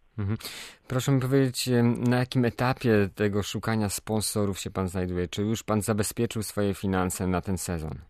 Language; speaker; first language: Polish; native; Polish